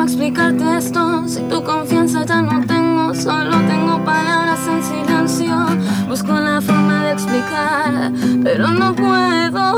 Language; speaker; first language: Spanish; native; Spanish